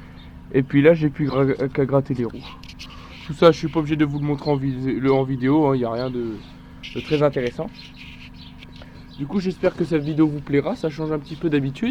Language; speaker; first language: French; native; French